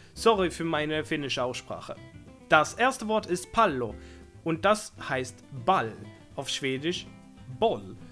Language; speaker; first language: German; non-native, fluent; Swedish